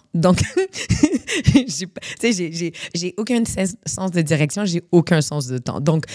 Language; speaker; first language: French; native; French